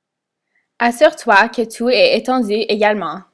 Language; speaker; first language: French; non-native, learner; English